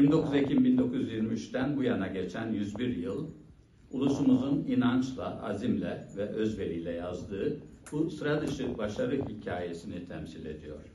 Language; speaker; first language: Turkish; native; Turkish